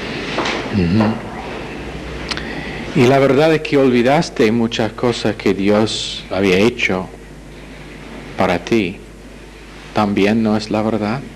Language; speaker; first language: Spanish; non-native, fluent; English